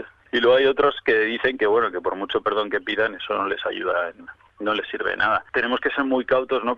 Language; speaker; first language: Spanish; native; Spanish